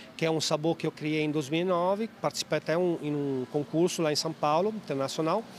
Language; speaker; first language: Portuguese; non-native, fluent; Italian